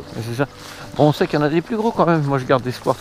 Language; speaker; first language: French; native; French